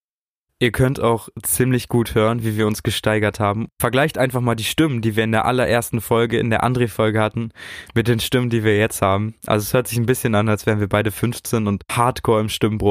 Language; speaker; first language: German; native; German